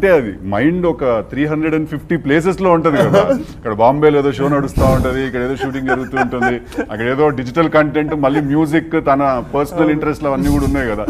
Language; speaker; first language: Telugu; native; Telugu